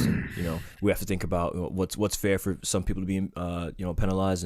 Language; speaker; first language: English; native; English